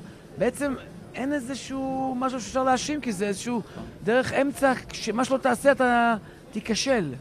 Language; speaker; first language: Hebrew; native; Hebrew